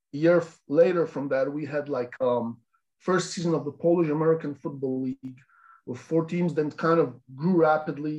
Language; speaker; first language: English; non-native, fluent; Polish